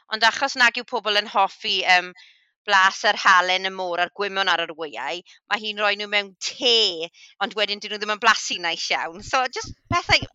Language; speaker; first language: Welsh; native; Welsh